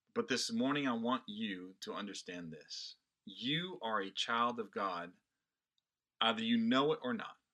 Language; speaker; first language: English; non-native, fluent; Portuguese